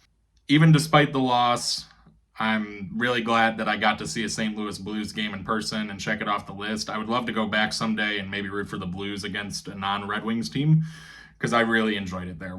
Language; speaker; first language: English; native; English